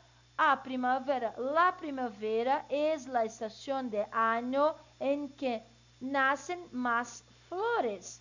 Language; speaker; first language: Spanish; non-native, learner; Portuguese